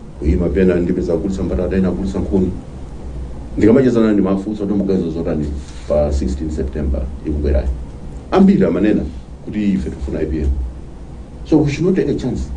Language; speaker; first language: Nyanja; non-native, local second language; Tumbuka